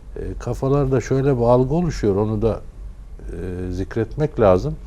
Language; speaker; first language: Turkish; native; Turkish